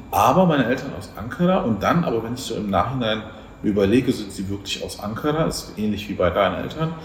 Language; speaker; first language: German; early bilingual, other home language; Turkish